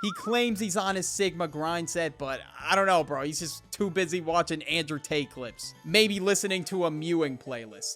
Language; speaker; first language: English; native; English